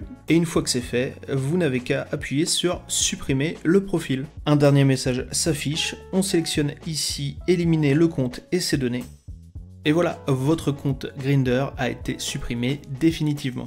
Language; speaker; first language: French; native; French